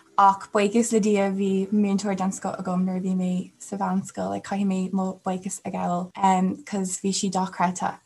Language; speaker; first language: Irish; non-native, local second language; English